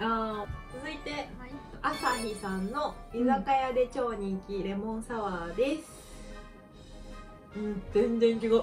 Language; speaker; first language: Japanese; native; Japanese